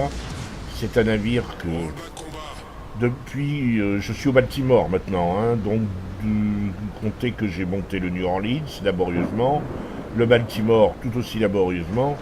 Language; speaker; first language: French; native; French